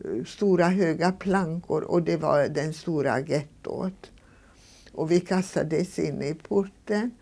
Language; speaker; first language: Swedish; non-native, fluent; Hungarian